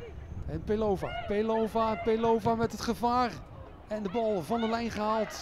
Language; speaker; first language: Dutch; native; Dutch